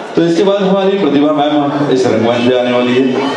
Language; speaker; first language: Hindi; non-native, local second language; Marathi